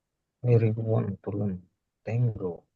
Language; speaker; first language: English; non-native, learner; Indonesian